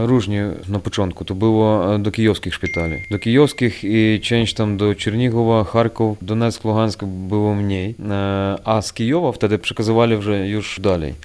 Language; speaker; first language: Polish; non-native, learner; Ukrainian